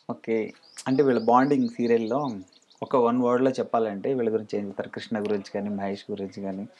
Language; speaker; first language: Telugu; native; Telugu